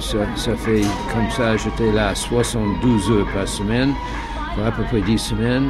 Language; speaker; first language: French; non-native, fluent; English